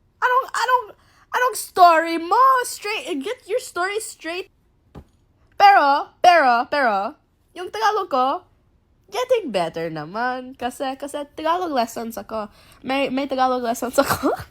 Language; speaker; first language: Filipino; non-native, learner; English